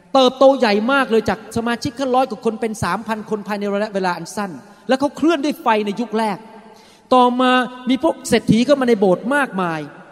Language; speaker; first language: Thai; early bilingual, heritage; Thai